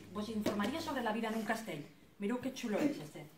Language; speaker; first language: Spanish; non-native, local second language; Catalan